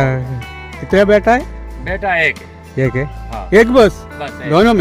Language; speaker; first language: Hindi; non-native, local second language; Malayalam